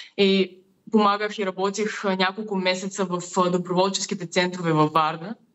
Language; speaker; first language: Bulgarian; early bilingual, other home language; Ukrainian